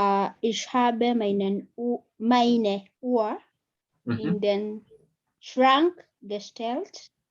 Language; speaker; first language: German; non-native, learner; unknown